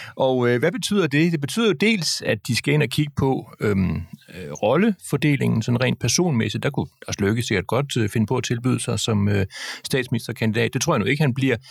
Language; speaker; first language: Danish; native; Danish